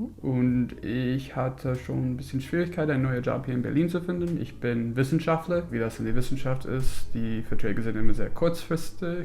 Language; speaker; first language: German; non-native, fluent; English